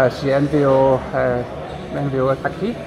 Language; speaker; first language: Spanish; non-native, learner; English